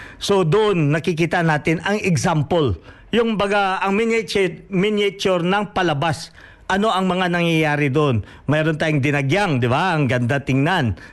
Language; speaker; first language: Filipino; non-native, local second language; Hiligaynon